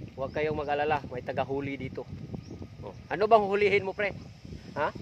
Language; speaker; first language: Filipino; non-native, local second language; Cebuano